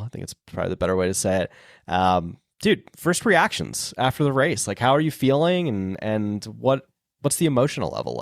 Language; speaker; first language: English; native; English